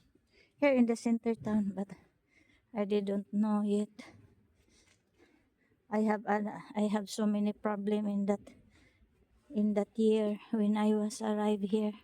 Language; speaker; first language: English; non-native, learner; Filipino